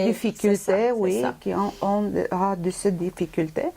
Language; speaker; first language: French; non-native, fluent; Romanian